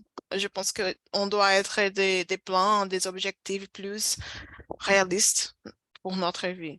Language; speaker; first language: French; non-native, fluent; Portuguese